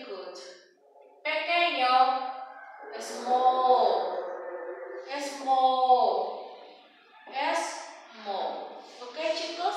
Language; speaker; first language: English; non-native, fluent; Spanish